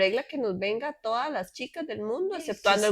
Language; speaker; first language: Spanish; native; Spanish